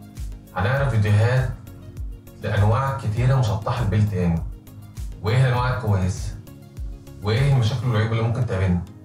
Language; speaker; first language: Arabic; native; Arabic